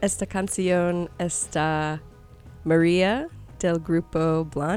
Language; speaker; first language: Spanish; non-native, learner; English